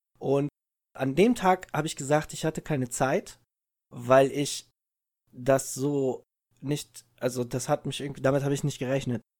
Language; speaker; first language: German; early bilingual, other home language; Italian